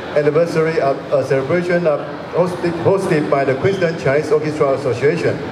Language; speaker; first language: English; non-native, fluent; Chinese